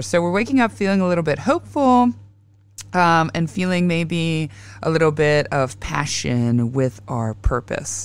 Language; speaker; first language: English; native; English